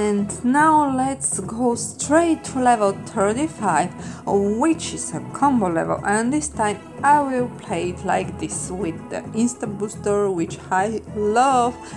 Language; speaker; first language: English; non-native, fluent; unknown